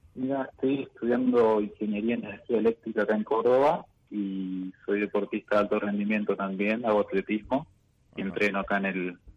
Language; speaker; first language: Spanish; native; Spanish